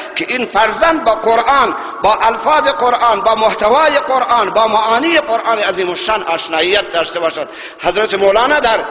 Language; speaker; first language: Persian; non-native, local second language; Baluchi